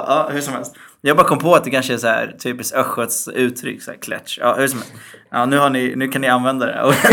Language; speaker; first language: Swedish; early bilingual, other home language; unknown